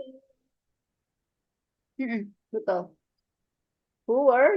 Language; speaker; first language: English; non-native, fluent; Indonesian